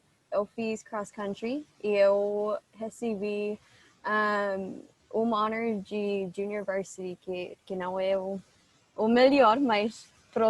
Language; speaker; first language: Portuguese; non-native, fluent; English